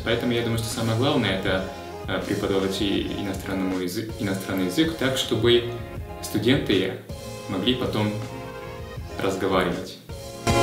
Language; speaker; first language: Russian; non-native, fluent; Japanese